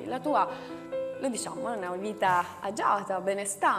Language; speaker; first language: Italian; native; Italian